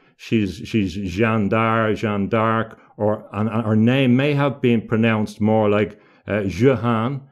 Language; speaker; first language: English; native; English